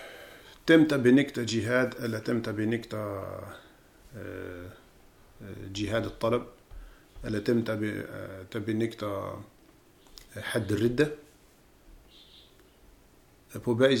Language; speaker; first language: Danish; non-native, fluent; Arabic